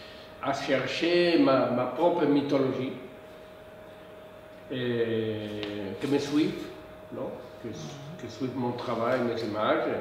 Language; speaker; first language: French; non-native, fluent; Spanish